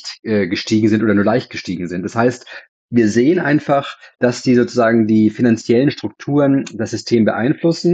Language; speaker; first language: German; native; German